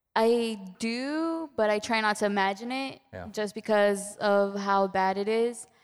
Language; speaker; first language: English; early bilingual, other home language; Spanish